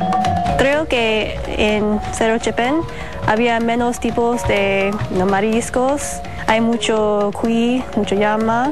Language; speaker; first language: Spanish; non-native, fluent; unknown